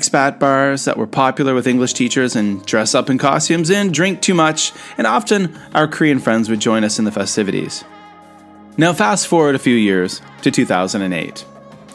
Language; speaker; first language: English; native; English